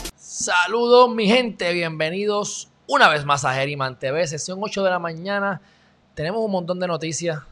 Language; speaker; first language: Spanish; native; Spanish